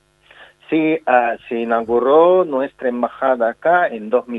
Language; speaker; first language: Spanish; non-native, fluent; Azerbaijani